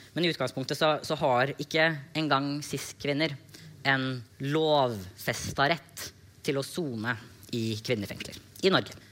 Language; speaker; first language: Norwegian; native; Norwegian